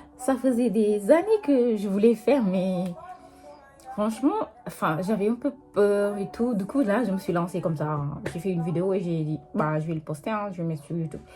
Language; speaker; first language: French; non-native, local second language; Wolof